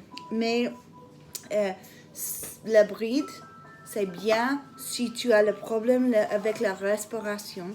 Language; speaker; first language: French; non-native, learner; English